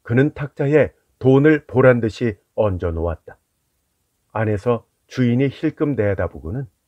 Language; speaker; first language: Korean; native; Korean